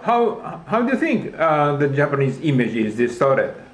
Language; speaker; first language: English; non-native, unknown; Japanese